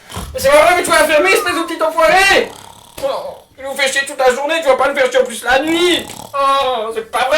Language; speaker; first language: French; native; French